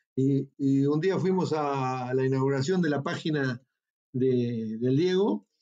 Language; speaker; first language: Spanish; native; Spanish